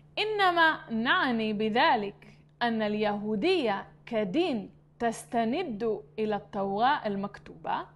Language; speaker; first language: Arabic; non-native, fluent; Hebrew